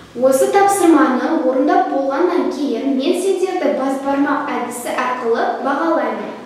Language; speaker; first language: Kazakh; non-native, local second language; Russian